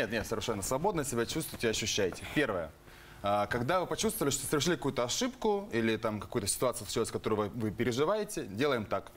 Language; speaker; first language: Russian; native; Russian